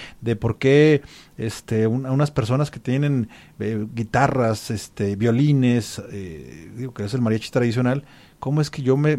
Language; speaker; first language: Spanish; native; Spanish